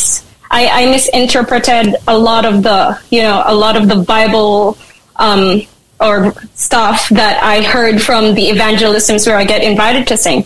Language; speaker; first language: English; non-native, local second language; Filipino